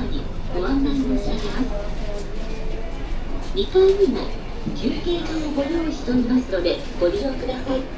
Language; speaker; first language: Japanese; native; Japanese